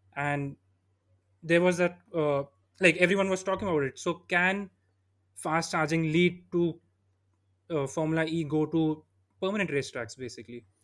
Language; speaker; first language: English; non-native, local second language; Hindi